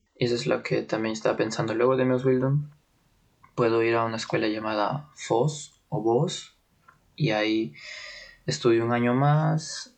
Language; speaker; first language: Spanish; native; Spanish